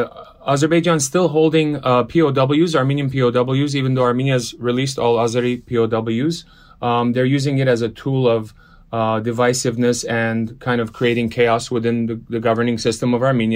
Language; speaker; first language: English; early bilingual, other home language; Armenian